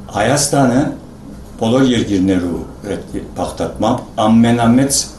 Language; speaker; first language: Armenian; native; Armenian